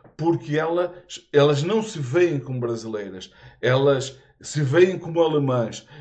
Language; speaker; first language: Portuguese; native; Portuguese